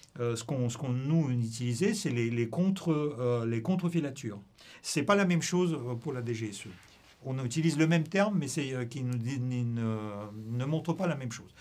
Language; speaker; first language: French; non-native, fluent; Russian